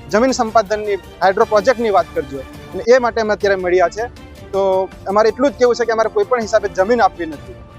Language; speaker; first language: Gujarati; non-native, local second language; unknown